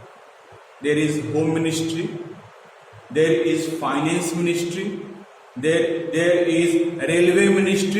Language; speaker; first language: English; non-native, local second language; Hindi